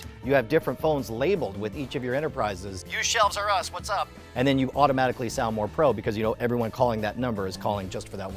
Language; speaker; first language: English; native; English